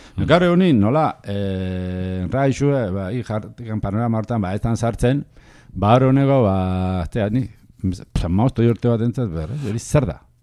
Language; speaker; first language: Basque; native; Basque